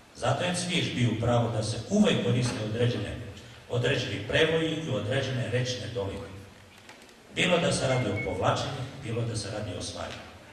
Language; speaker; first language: Serbian; native; Serbian